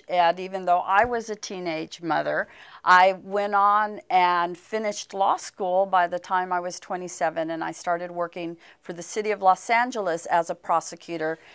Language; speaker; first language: English; native; English